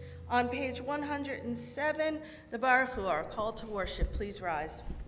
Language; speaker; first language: English; native; English